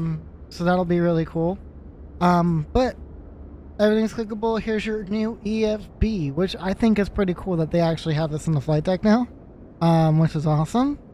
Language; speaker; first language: English; native; English